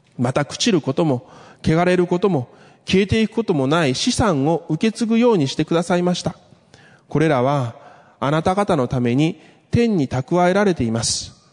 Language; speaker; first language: Japanese; early bilingual, other home language; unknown